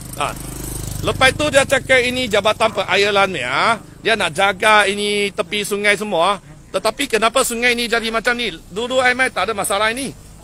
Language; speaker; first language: Malay; non-native, local second language; Chinese